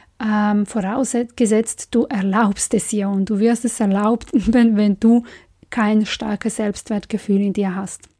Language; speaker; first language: German; non-native, fluent; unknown